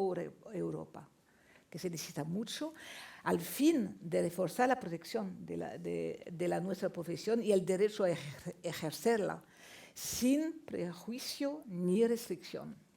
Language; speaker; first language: Spanish; non-native, fluent; French